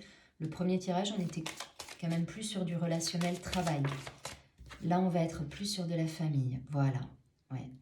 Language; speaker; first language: French; native; French